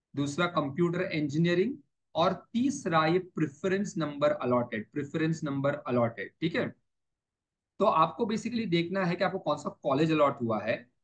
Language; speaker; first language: Hindi; native; Hindi